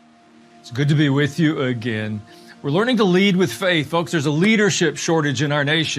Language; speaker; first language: English; native; English